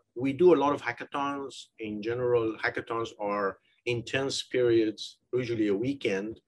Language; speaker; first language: English; non-native, fluent; Persian